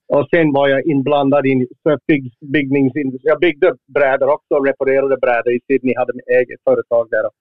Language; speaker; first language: Swedish; non-native, fluent; English